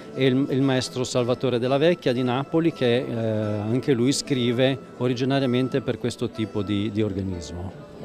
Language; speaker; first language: Italian; native; Italian